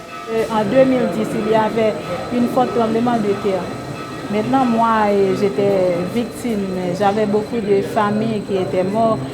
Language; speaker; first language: French; non-native, local second language; Haitian Creole